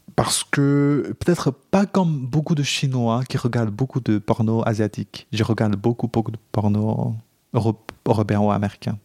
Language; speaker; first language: French; non-native, fluent; Chinese